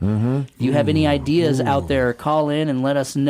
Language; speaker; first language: English; native; English